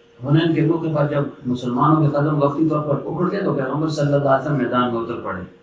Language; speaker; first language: Urdu; non-native, local second language; Pashto